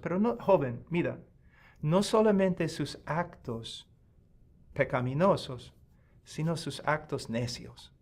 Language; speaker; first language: Spanish; non-native, fluent; English